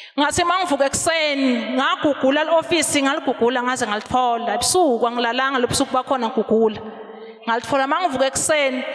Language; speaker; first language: Zulu; non-native, local second language; Swati